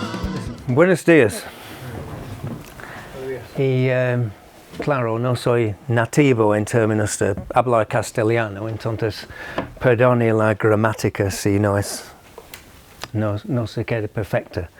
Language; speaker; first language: Spanish; non-native, fluent; English